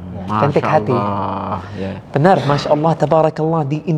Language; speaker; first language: Indonesian; non-native, learner; Arabic